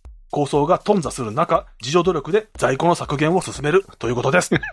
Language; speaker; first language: Japanese; native; Japanese